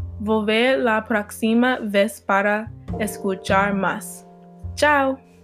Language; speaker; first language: Spanish; non-native, learner; English